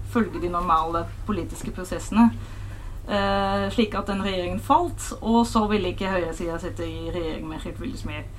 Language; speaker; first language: Norwegian; non-native, fluent; Dutch